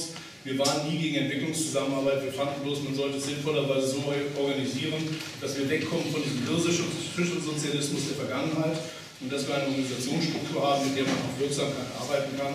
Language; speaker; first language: German; native; German